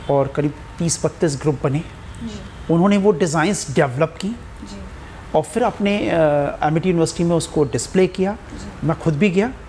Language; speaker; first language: Hindi; native; Hindi